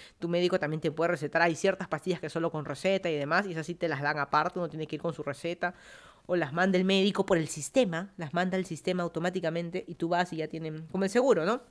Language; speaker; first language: Spanish; native; Spanish